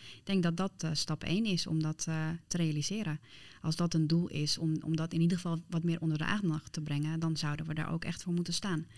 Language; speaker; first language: Dutch; early bilingual, other home language; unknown